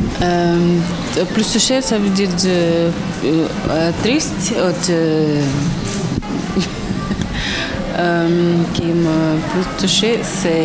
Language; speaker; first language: French; non-native, learner; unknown